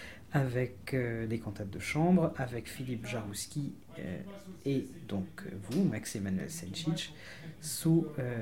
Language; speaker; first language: French; native; French